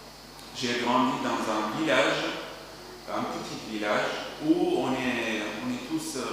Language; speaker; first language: French; non-native, learner; Arabic